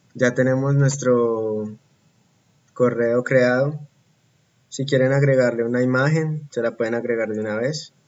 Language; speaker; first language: Spanish; native; Spanish